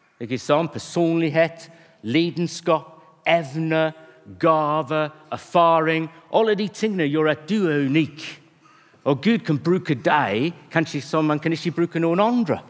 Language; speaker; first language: Norwegian; non-native, fluent; English